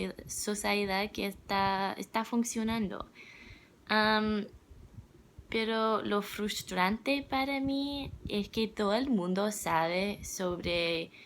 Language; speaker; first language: Spanish; non-native, learner; English